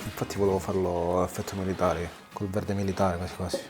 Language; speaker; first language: Italian; native; Italian